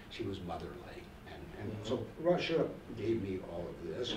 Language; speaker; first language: English; native; English